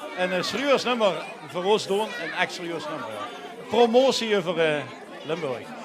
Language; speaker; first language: Dutch; native; Dutch